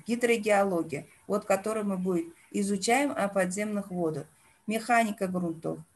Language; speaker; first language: Russian; non-native, local second language; Uzbek